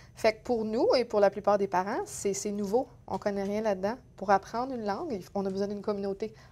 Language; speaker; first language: French; native; French